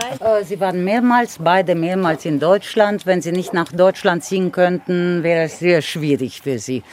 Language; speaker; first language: German; non-native, fluent; Romanian